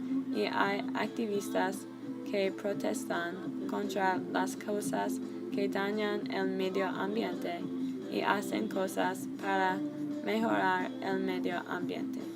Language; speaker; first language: Spanish; non-native, learner; English